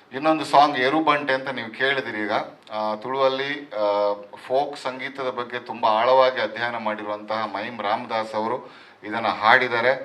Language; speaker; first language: Kannada; non-native, local second language; Tulu